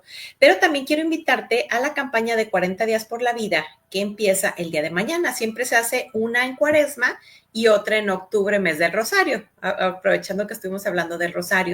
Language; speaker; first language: Spanish; native; Spanish